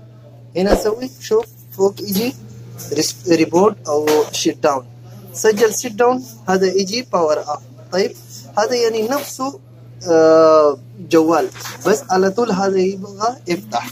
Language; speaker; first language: Arabic; non-native, learner; Urdu